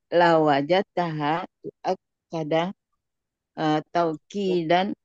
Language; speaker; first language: Arabic; non-native, learner; Indonesian